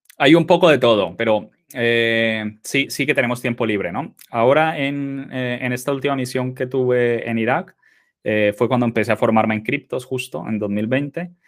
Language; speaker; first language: Spanish; native; Spanish